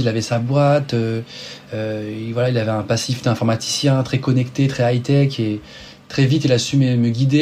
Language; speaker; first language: French; native; French